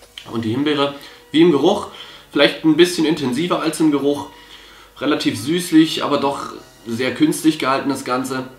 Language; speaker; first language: German; native; German